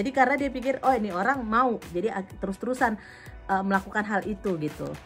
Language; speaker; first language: Indonesian; native; Indonesian